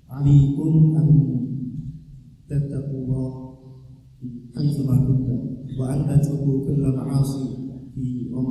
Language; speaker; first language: Arabic; non-native, learner; Indonesian